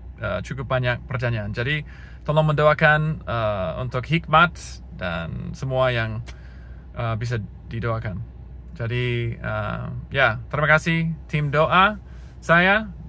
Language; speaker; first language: Indonesian; non-native, fluent; English